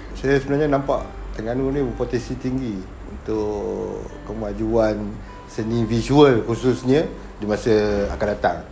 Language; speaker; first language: Malay; native; Malay